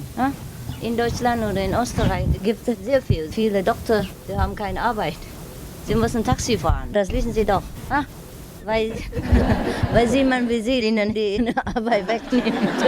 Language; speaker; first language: German; non-native, fluent; Vietnamese